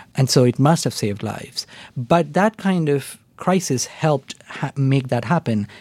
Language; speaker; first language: English; non-native, local second language; Hindi